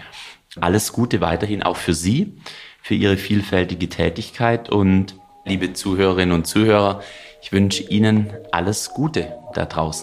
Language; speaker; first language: German; native; German